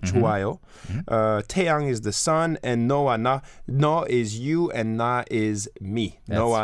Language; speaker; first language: Korean; non-native, fluent; English